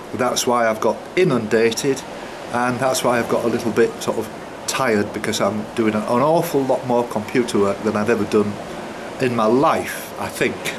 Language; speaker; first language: English; native; English